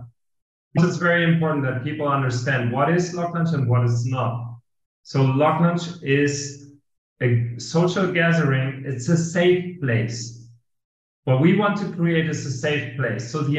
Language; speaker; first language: English; non-native, fluent; German